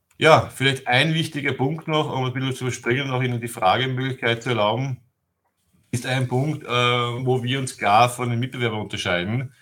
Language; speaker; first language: German; native; German